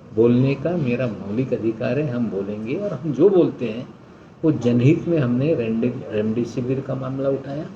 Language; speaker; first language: Hindi; non-native, local second language; Marathi